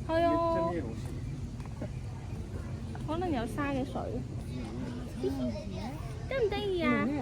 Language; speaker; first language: Cantonese; native; Cantonese